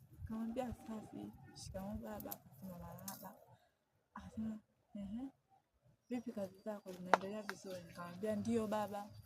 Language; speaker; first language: Swahili; native; Swahili